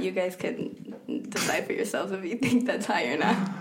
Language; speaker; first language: English; early bilingual, other home language; Spanish